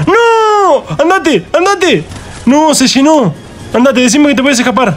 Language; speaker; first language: Spanish; native; Spanish